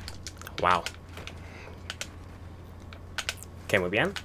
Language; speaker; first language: Spanish; early bilingual, heritage; Spanish